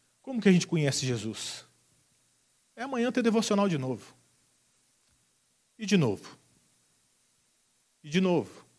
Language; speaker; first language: Portuguese; native; Portuguese